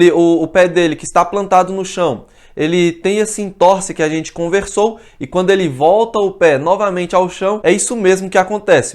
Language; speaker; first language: Portuguese; native; Portuguese